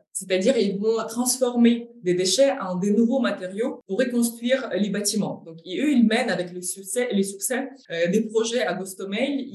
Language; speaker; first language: French; non-native, fluent; Ukrainian